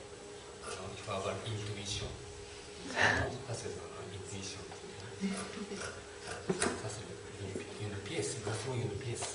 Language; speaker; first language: French; non-native, fluent; Turkish